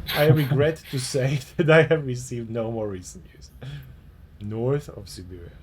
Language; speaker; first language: English; non-native, fluent; Slovak